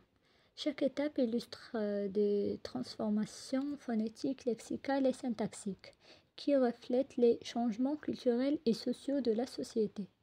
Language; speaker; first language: French; non-native, local second language; Arabic